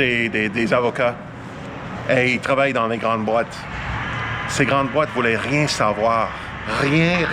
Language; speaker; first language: French; non-native, fluent; English